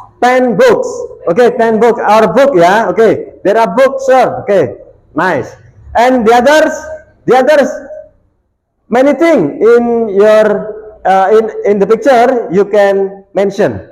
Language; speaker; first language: English; non-native, learner; Indonesian